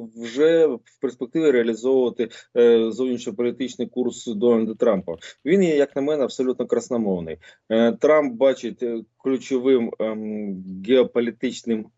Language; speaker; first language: Ukrainian; native; Ukrainian